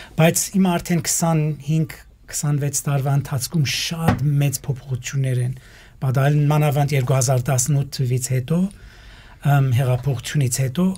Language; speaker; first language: Armenian; early bilingual, heritage; Armenian